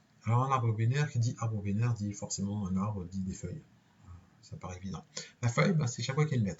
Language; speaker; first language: French; native; French